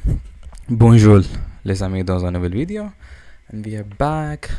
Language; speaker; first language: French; non-native, learner; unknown